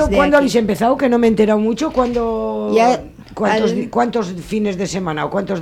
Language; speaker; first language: Spanish; native; Spanish